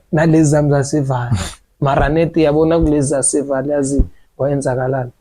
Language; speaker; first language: Zulu; native; Zulu